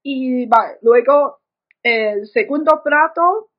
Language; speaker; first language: Spanish; non-native, fluent; Chinese